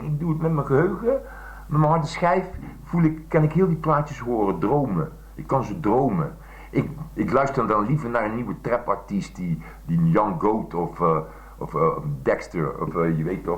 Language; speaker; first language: Dutch; native; Dutch